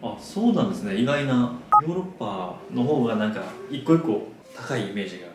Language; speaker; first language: Japanese; native; Japanese